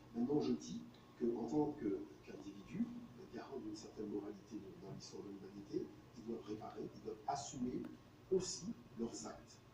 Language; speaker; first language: French; native; French